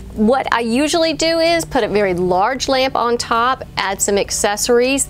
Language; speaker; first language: English; native; English